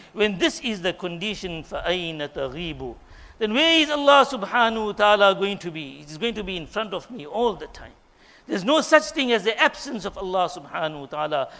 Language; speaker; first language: English; native; English